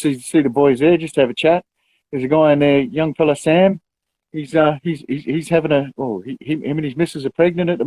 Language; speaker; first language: English; native; English